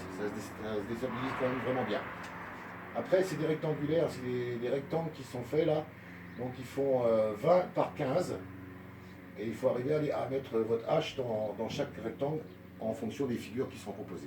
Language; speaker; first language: French; native; French